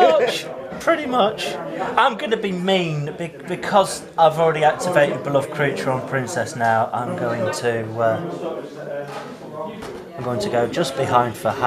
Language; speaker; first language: English; native; English